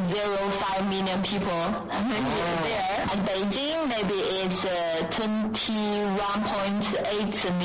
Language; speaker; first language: English; non-native, fluent; Chinese